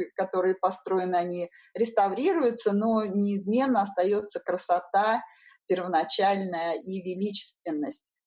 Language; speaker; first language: Russian; native; Russian